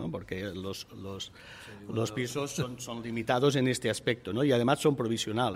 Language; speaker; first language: Spanish; native; Spanish